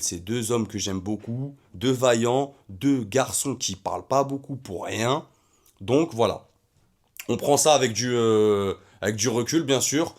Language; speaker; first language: French; native; French